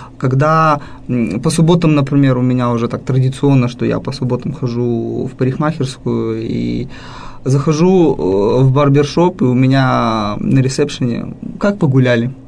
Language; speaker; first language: Russian; native; Russian